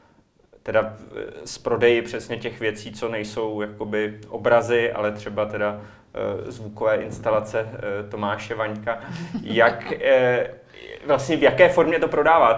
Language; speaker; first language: Czech; native; Czech